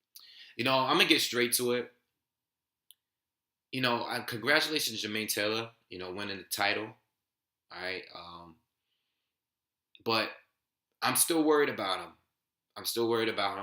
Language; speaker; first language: English; native; English